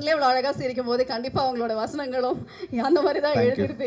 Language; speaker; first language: Tamil; native; Tamil